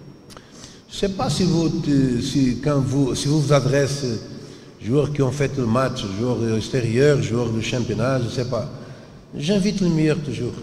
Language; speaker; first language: French; non-native, learner; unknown